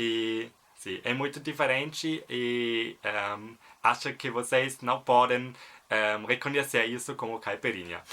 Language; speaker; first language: Portuguese; non-native, fluent; German